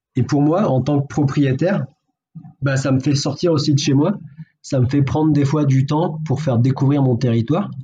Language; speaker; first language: French; native; French